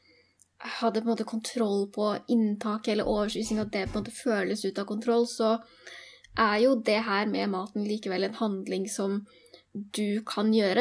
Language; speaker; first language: Norwegian; native; Norwegian